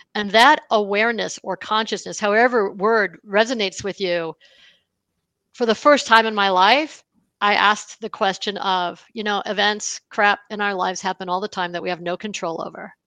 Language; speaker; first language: English; native; English